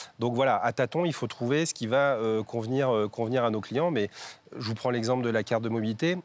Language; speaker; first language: French; native; French